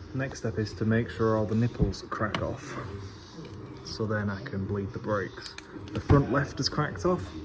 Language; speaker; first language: English; native; English